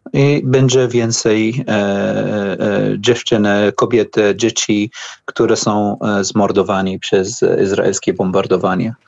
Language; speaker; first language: Polish; non-native, learner; Arabic